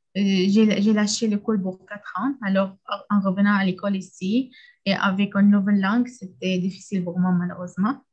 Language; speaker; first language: French; non-native, learner; Arabic